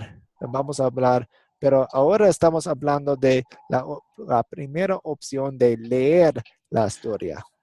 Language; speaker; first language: Spanish; non-native, fluent; English